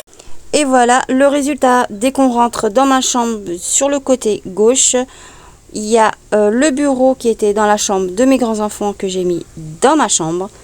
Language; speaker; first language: French; native; French